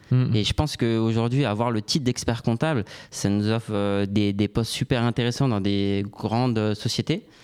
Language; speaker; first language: French; native; French